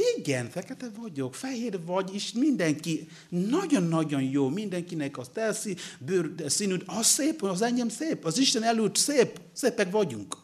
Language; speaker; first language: Hungarian; non-native, learner; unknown